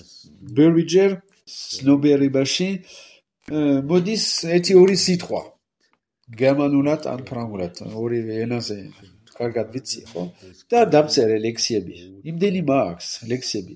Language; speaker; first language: Georgian; non-native, learner; French